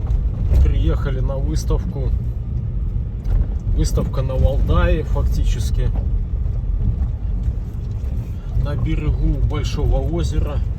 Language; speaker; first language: Russian; native; Russian